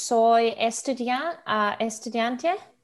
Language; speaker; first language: Spanish; non-native, learner; Russian